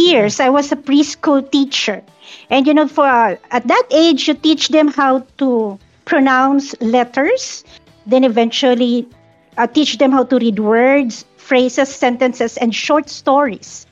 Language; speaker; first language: English; non-native, local second language; Filipino